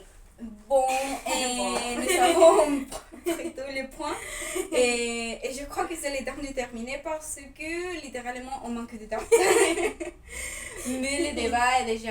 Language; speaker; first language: French; non-native, fluent; Spanish